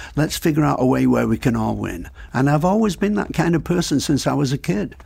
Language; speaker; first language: English; native; English